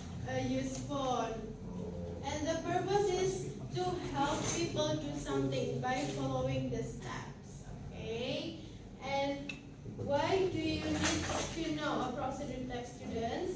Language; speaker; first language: English; non-native, fluent; Indonesian